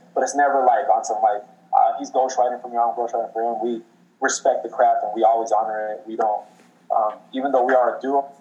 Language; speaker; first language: English; native; English